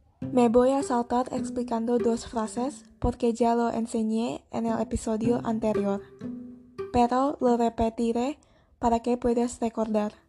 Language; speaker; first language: Spanish; non-native, learner; Indonesian